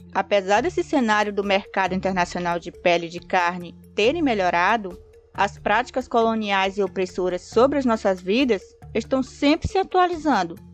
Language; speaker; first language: Portuguese; native; Portuguese